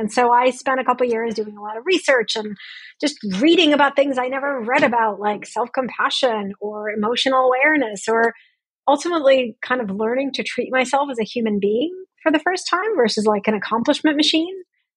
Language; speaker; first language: English; non-native, fluent; Russian